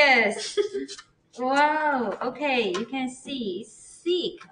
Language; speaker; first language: English; non-native, learner; Chinese